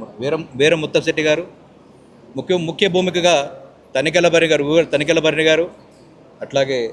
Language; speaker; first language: Telugu; native; Telugu